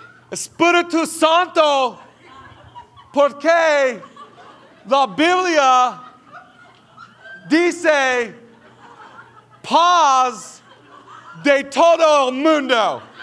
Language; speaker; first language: Spanish; non-native, learner; English